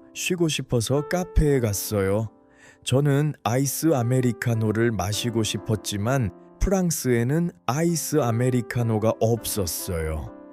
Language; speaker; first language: Korean; non-native, learner; Uzbek